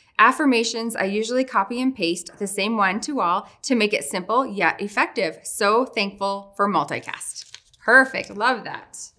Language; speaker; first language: English; native; English